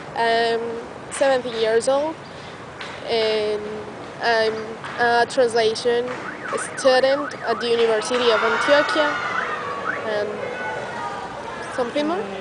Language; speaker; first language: English; non-native, learner; Spanish